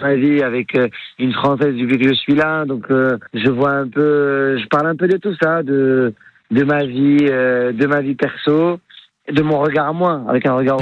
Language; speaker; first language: French; non-native, local second language; Arabic